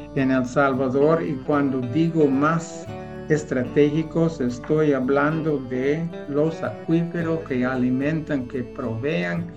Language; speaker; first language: Spanish; non-native, fluent; English